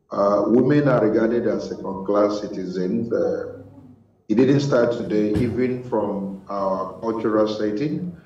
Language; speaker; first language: English; non-native, local second language; Igbo